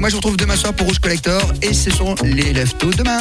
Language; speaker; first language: French; native; French